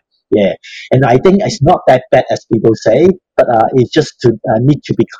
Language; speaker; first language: English; non-native, local second language; Cantonese